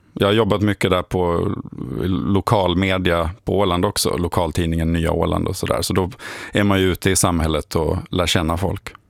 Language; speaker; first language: Swedish; native; Swedish